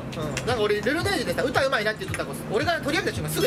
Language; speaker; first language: Japanese; native; Japanese